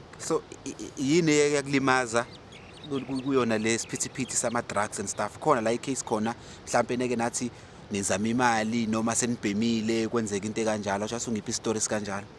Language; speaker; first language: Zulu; native; Zulu